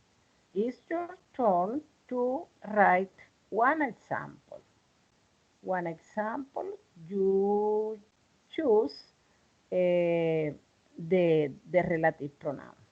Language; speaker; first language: English; non-native, learner; Spanish